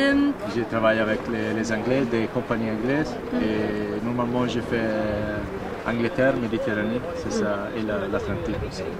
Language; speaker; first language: French; non-native, learner; Italian